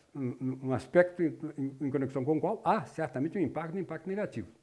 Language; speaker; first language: Portuguese; native; Portuguese